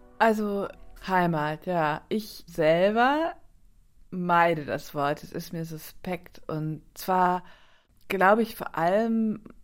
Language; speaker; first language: German; native; German